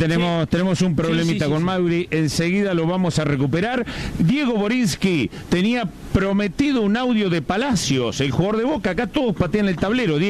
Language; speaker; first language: Spanish; native; Spanish